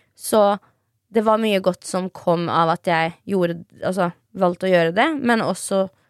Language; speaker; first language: Norwegian; early bilingual, other home language; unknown